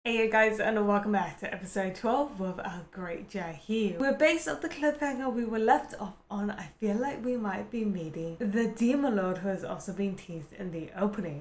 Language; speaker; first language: English; native; English